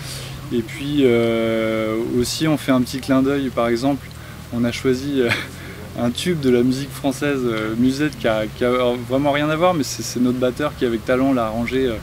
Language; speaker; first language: French; native; French